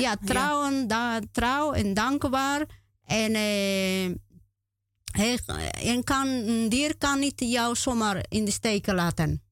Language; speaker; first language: Dutch; non-native, learner; Spanish